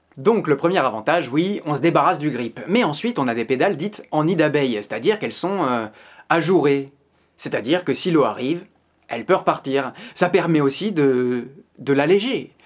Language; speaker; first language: French; native; French